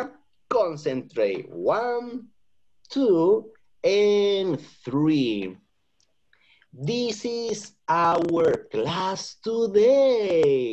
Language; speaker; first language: English; non-native, fluent; Spanish